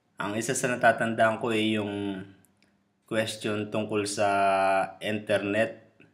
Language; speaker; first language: Filipino; native; Filipino